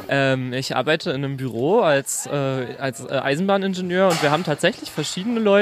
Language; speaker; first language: German; native; German